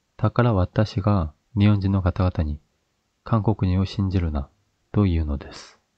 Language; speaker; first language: Japanese; non-native, fluent; Korean